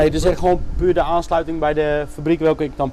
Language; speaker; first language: Dutch; native; Dutch